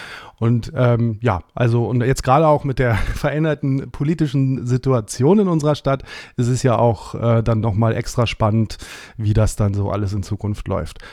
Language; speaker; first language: German; native; German